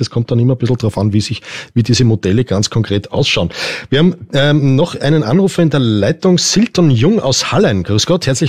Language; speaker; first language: German; native; German